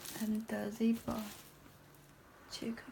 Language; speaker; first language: English; non-native, learner; Chinese